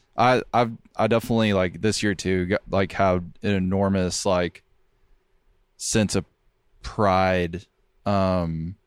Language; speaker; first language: English; native; English